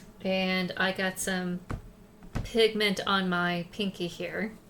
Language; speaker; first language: English; native; English